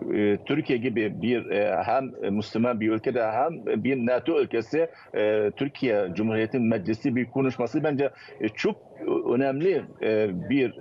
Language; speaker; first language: Turkish; non-native, fluent; Arabic